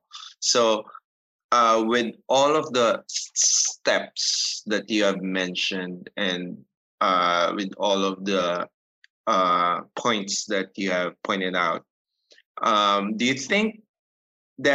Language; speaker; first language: English; non-native, local second language; Filipino